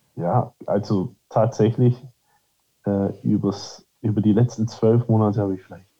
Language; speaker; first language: German; early bilingual, heritage; German